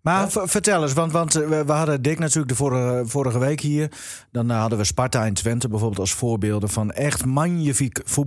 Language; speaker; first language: Dutch; native; Dutch